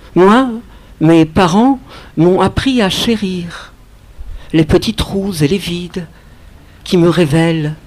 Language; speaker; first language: French; early bilingual, other home language; Catalan